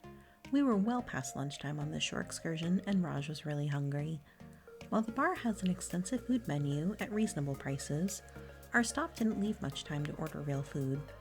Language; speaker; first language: English; native; English